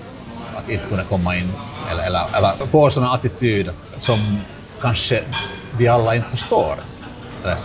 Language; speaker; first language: Swedish; non-native, local second language; Finnish